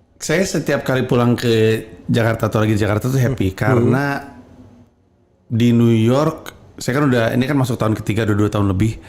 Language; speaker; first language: Indonesian; native; Indonesian